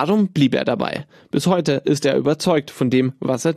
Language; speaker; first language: German; native; German